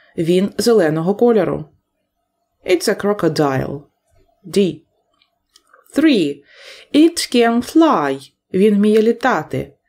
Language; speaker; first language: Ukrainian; native; Ukrainian